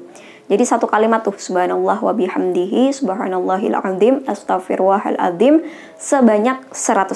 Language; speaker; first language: Indonesian; native; Indonesian